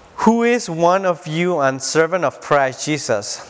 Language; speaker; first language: English; non-native, fluent; Spanish